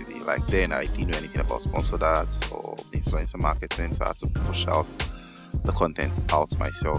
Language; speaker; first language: English; non-native, local second language; Yoruba